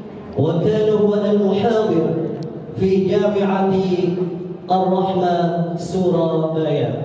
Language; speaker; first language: Arabic; non-native, learner; Indonesian